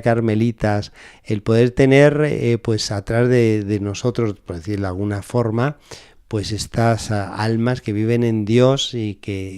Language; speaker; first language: Spanish; native; Spanish